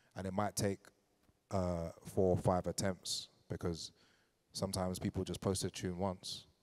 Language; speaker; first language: English; native; English